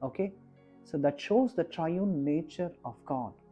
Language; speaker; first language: English; non-native, local second language; Kannada